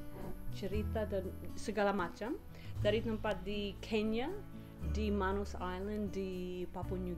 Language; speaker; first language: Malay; non-native, fluent; English